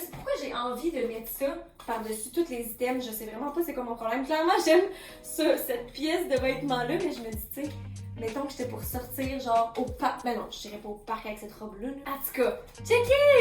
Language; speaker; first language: French; native; French